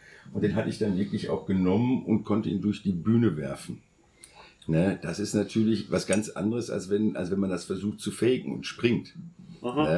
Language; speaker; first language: German; native; German